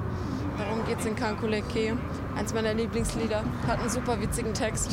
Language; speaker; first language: German; native; German